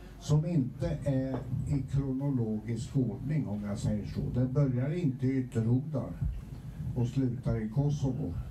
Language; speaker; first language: Swedish; native; Swedish